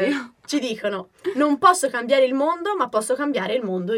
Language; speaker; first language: Italian; native; Italian